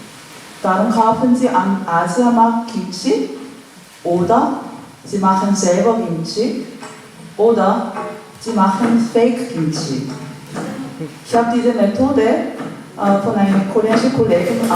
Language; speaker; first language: German; non-native, learner; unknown